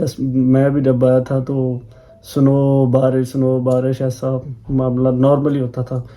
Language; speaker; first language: Urdu; non-native, local second language; Punjabi